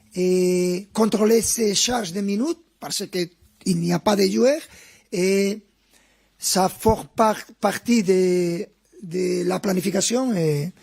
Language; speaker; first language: French; non-native, fluent; Spanish